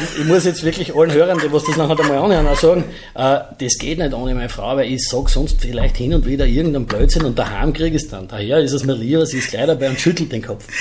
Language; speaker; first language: German; native; German